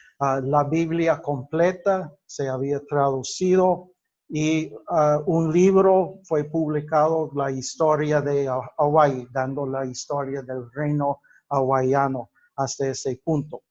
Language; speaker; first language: Spanish; non-native, fluent; English